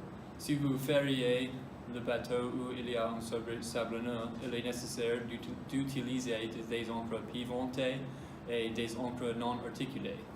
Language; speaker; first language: French; non-native, learner; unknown